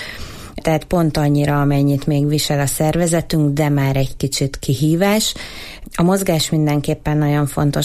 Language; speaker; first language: Hungarian; native; Hungarian